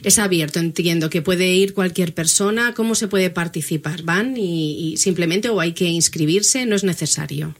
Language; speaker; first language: Spanish; native; Spanish